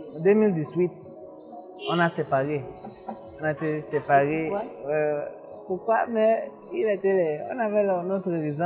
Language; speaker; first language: French; non-native, local second language; English